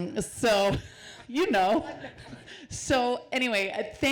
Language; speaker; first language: English; native; English